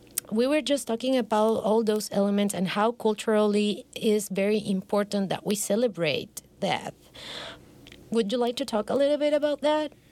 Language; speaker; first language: English; non-native, fluent; Spanish